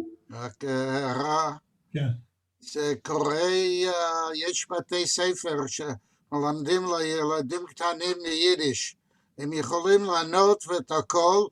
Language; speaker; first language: Hebrew; non-native, fluent; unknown